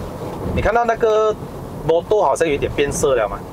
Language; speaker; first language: Chinese; native; Chinese